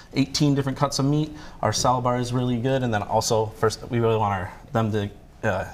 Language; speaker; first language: English; native; English